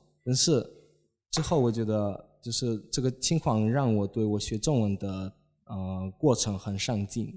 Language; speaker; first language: Chinese; non-native, fluent; Polish